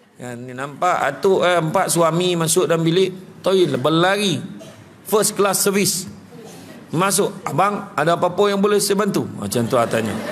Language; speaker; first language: Malay; native; Malay